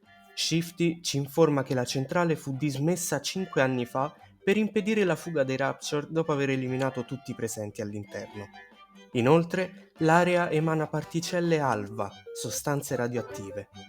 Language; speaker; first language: Italian; native; Italian